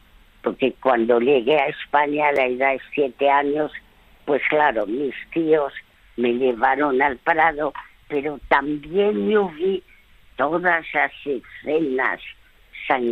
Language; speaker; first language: Spanish; early bilingual, other home language; French